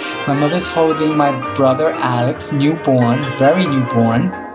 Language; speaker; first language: English; early bilingual, other home language; Spanish